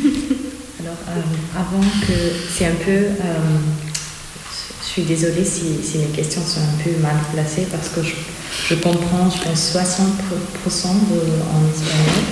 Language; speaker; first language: French; non-native, learner; German